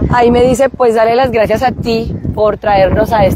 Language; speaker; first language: Spanish; native; Spanish